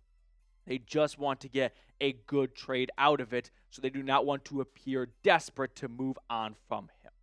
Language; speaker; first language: English; native; English